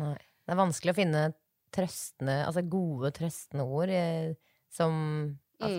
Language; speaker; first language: Norwegian; native; Norwegian